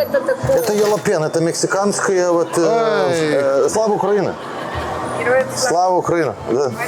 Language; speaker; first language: Russian; non-native, learner; Lithuanian